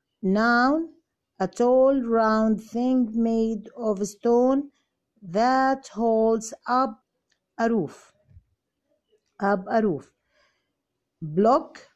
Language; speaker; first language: English; non-native, fluent; Arabic